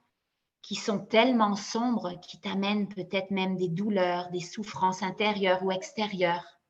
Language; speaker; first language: French; native; French